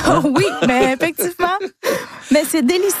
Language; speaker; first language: French; early bilingual, other home language; Spanish